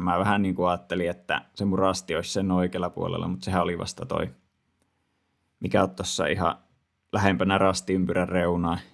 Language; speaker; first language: Finnish; native; Finnish